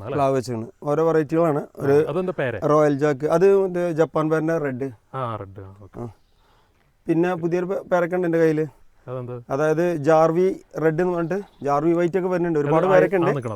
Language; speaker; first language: Malayalam; native; Malayalam